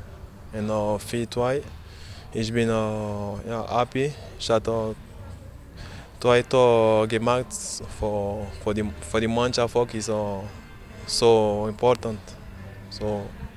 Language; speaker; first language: German; non-native, learner; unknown